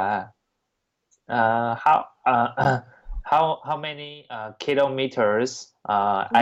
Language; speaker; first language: English; non-native, learner; Chinese